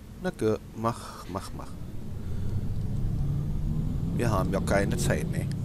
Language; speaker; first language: German; native; German